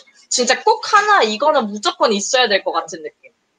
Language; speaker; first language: Korean; non-native, fluent; Filipino